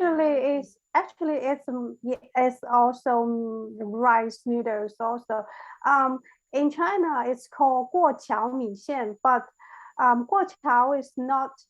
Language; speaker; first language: English; non-native, learner; Chinese